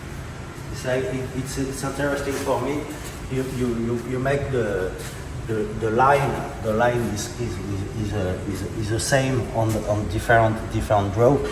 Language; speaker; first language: English; non-native, learner; French